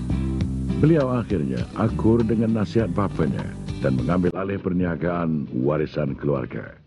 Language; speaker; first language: Malay; native; Malay